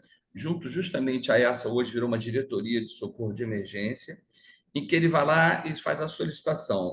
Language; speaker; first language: Portuguese; native; Portuguese